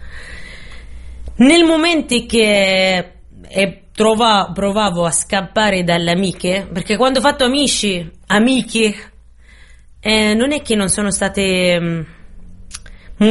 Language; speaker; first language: Italian; non-native, fluent; Arabic